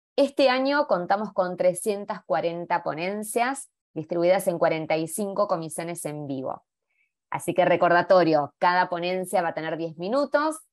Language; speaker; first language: Spanish; native; Spanish